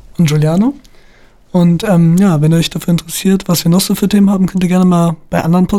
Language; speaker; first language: German; native; German